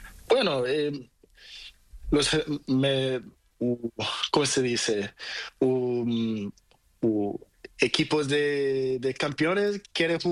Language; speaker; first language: Spanish; non-native, fluent; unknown